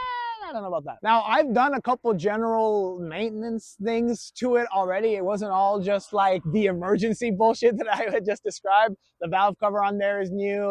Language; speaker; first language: English; native; English